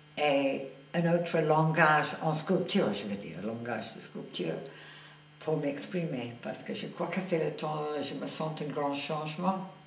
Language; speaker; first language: French; non-native, fluent; English